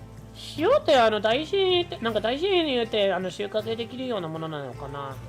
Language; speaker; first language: Japanese; native; Japanese